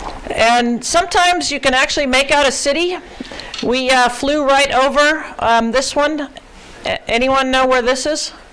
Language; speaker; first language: English; early bilingual, other home language; Ukrainian